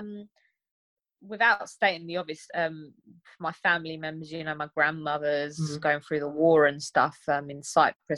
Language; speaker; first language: English; native; English